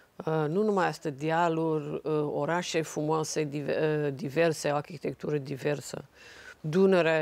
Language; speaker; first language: Romanian; non-native, fluent; English